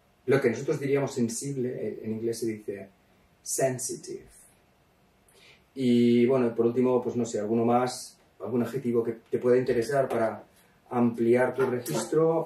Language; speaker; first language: Spanish; native; Spanish